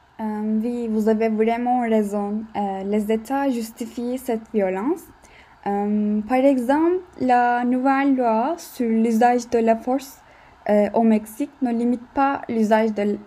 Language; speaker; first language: French; non-native, learner; Turkish